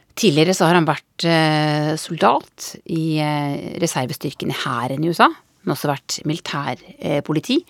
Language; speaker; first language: Norwegian; native; Norwegian